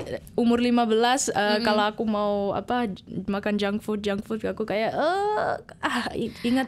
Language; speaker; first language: Indonesian; early bilingual, heritage; Indonesian